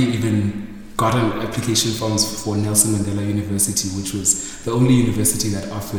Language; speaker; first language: English; non-native, local second language; Xhosa